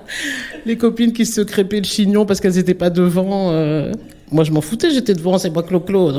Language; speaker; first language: French; native; French